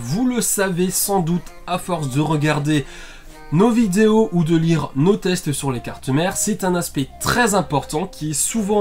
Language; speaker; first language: French; native; French